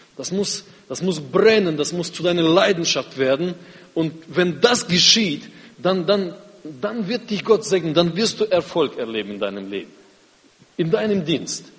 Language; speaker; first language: German; non-native, fluent; Russian